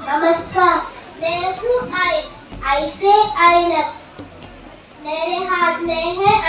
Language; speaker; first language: Hindi; non-native, learner; Malayalam